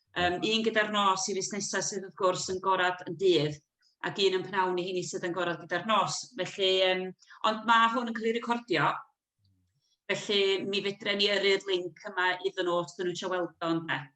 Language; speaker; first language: Welsh; native; Welsh